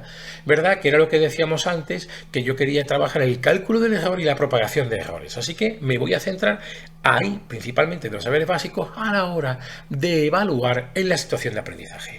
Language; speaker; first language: Spanish; native; Spanish